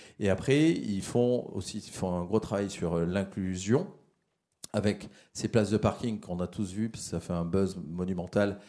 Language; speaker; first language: French; native; French